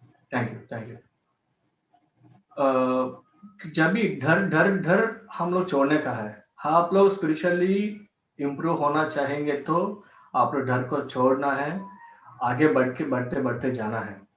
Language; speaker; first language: Hindi; non-native, local second language; Telugu